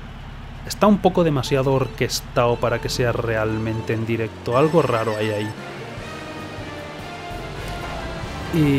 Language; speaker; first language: Spanish; native; Spanish